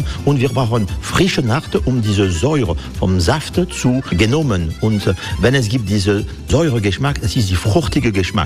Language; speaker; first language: German; non-native, fluent; French